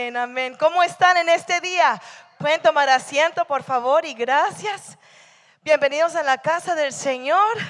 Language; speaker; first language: Spanish; early bilingual, heritage; Spanish